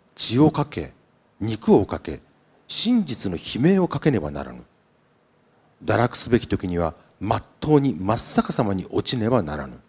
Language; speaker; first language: Japanese; native; Japanese